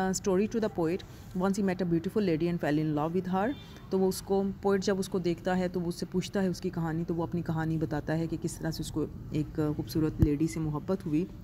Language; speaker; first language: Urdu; non-native, local second language; Punjabi